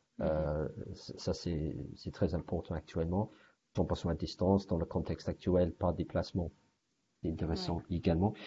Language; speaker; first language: French; non-native, fluent; English